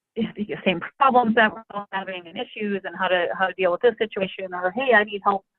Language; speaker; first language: English; native; English